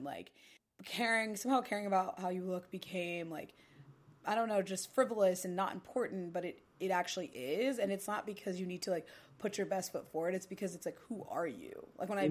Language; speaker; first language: English; native; English